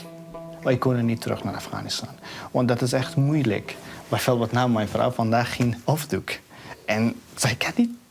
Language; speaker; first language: Dutch; non-native, learner; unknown